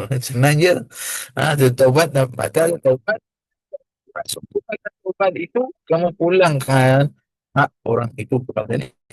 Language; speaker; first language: Malay; non-native, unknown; Arabic